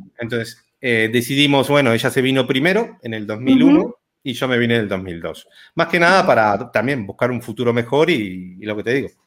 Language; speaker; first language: Spanish; native; Spanish